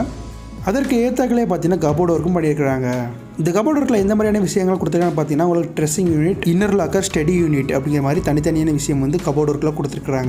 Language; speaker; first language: Tamil; native; Tamil